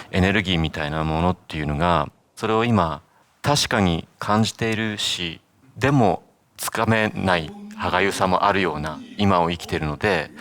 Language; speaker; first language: Japanese; native; Japanese